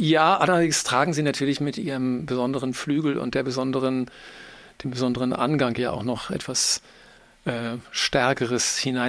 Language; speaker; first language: German; native; German